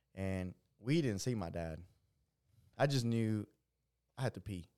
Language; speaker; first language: English; early bilingual, other home language; Spanish